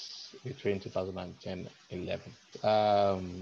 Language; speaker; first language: English; non-native, local second language; Yoruba